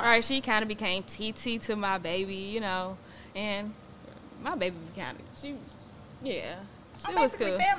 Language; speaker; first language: English; native; English